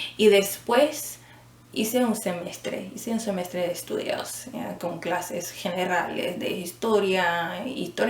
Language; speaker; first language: Spanish; non-native, fluent; English